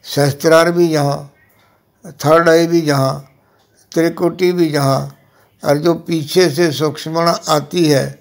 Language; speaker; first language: Hindi; non-native, local second language; Punjabi